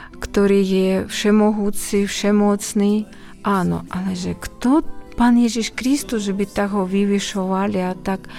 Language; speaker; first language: Slovak; non-native, fluent; Uzbek